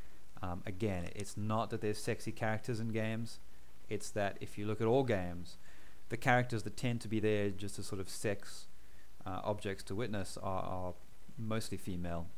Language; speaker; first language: English; native; English